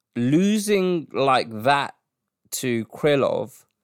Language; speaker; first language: English; native; English